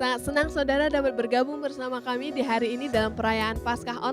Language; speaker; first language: Indonesian; native; Indonesian